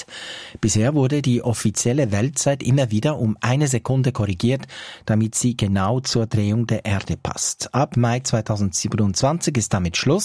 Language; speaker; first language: German; native; German